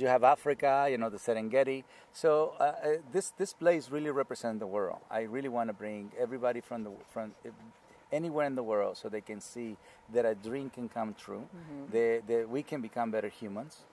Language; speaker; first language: English; non-native, fluent; Spanish